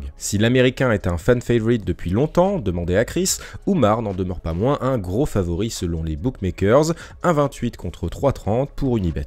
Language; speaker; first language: French; native; French